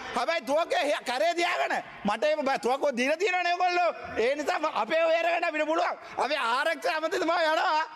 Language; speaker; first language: Sinhala; non-native, local second language; Tamil